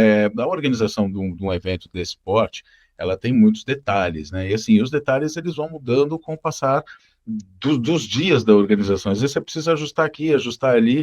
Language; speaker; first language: Portuguese; native; Portuguese